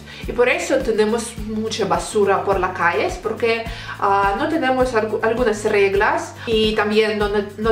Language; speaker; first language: Spanish; non-native, learner; Russian